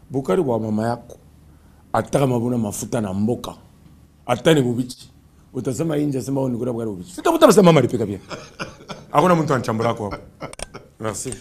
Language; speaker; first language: French; non-native, local second language; Swahili